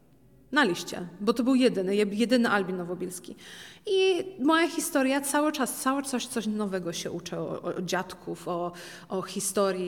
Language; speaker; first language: Polish; early bilingual, heritage; Polish